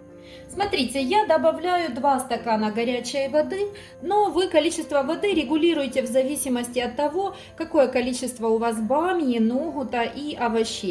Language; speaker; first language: Russian; native; Russian